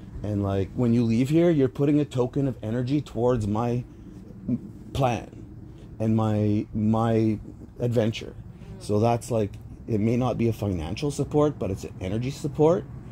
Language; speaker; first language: English; native; English